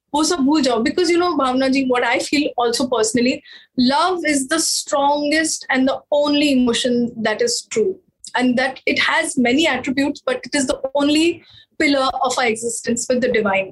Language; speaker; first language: Hindi; non-native, local second language; Marathi